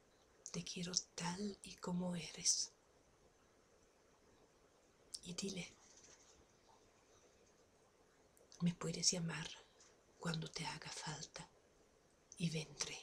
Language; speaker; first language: Spanish; non-native, fluent; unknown